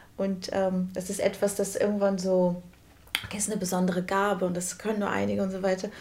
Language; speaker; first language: German; non-native, fluent; Portuguese